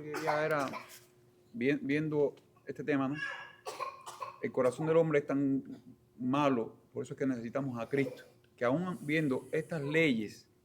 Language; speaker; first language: Spanish; native; Spanish